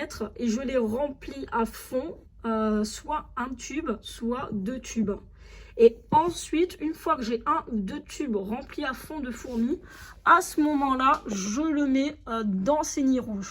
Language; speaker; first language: French; native; French